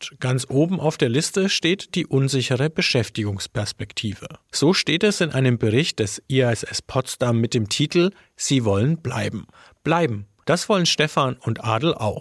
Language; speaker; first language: German; native; German